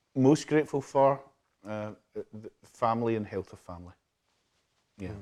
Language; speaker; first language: English; native; English